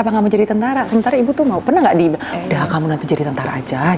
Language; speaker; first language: Indonesian; native; Indonesian